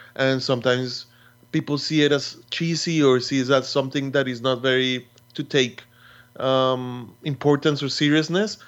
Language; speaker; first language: English; non-native, fluent; Spanish